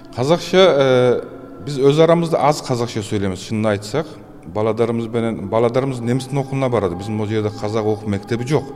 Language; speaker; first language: Kazakh; early bilingual, heritage; Kazakh